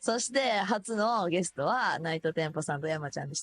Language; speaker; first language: Japanese; native; Japanese